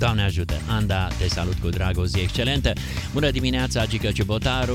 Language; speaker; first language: Romanian; native; Romanian